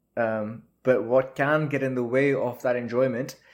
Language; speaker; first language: English; non-native, local second language; Urdu